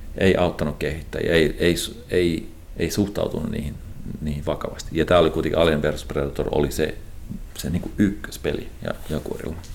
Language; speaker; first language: Finnish; native; Finnish